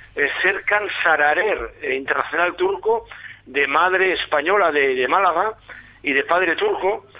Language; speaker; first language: Spanish; non-native, fluent; German